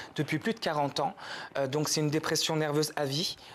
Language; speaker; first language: French; native; French